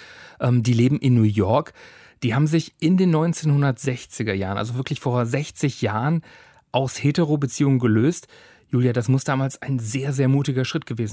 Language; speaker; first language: German; native; German